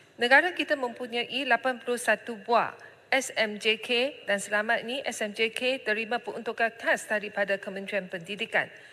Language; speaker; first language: Malay; non-native, local second language; Chinese